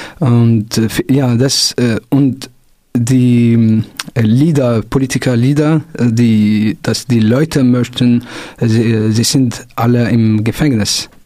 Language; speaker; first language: German; non-native, local second language; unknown